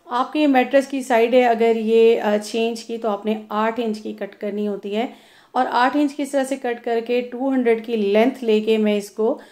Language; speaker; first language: Urdu; non-native, local second language; Punjabi